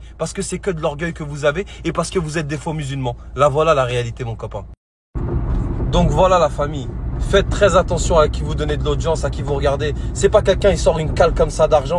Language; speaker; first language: French; native; French